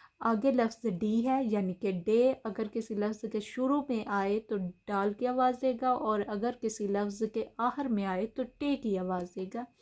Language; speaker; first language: Urdu; native; Urdu